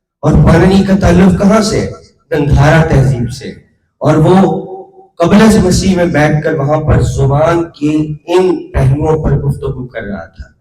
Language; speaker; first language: Urdu; non-native, local second language; Punjabi